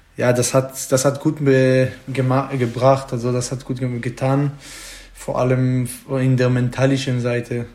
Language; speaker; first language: German; non-native, learner; Hebrew